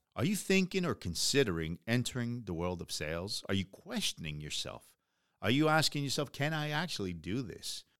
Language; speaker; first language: English; early bilingual, other home language; Spanish